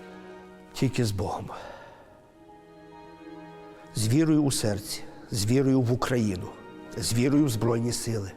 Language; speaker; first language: Ukrainian; native; Ukrainian